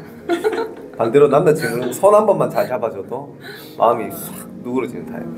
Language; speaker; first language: Korean; native; Korean